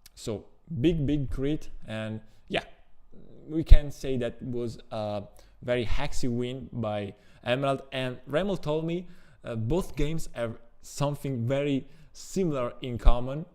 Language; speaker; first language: English; non-native, fluent; Italian